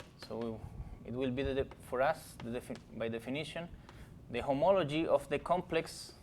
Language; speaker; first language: English; non-native, fluent; Spanish